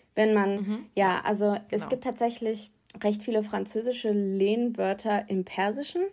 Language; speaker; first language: German; native; German